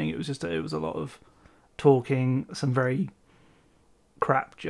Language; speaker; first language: English; native; English